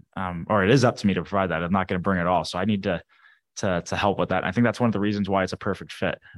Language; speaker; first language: English; native; English